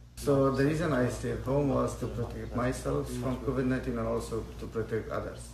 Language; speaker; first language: English; non-native, fluent; Persian